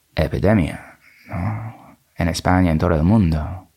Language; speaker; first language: Spanish; non-native, fluent; English